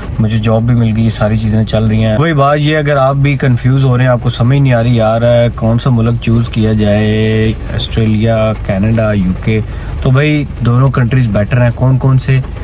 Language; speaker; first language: Hindi; native; Hindi